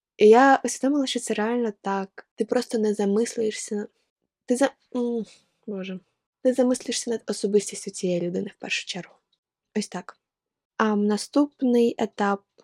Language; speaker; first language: Ukrainian; non-native, local second language; Russian